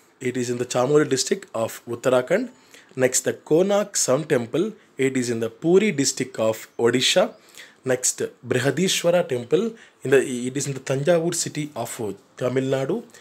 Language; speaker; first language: English; non-native, local second language; Telugu